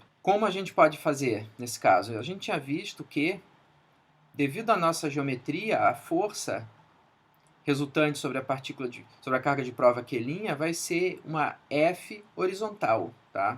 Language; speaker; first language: Portuguese; native; Portuguese